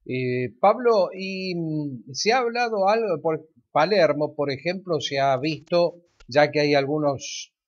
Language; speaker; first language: Spanish; native; Spanish